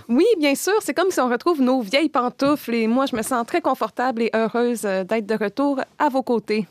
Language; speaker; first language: French; native; French